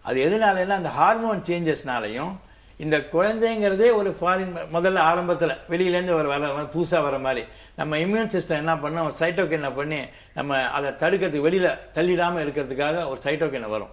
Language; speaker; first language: Tamil; native; Tamil